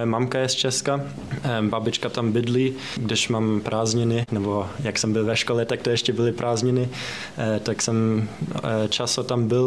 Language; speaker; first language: Czech; early bilingual, heritage; German